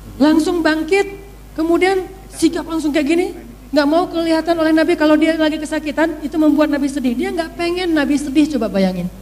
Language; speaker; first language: Indonesian; native; Indonesian